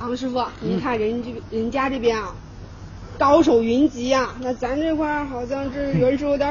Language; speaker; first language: Chinese; native; Chinese